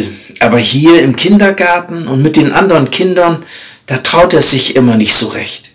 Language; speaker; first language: German; native; German